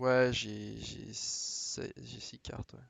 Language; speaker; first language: French; native; French